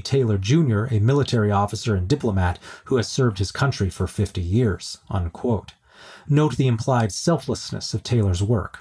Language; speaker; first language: English; native; English